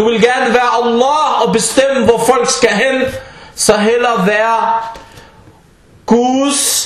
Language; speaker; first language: Danish; early bilingual, other home language; Arabic